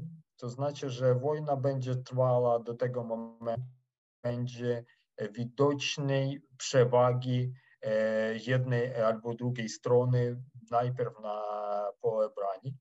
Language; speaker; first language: Polish; non-native, fluent; Ukrainian